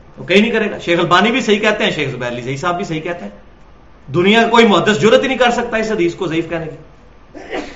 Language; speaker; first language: Urdu; non-native, local second language; Punjabi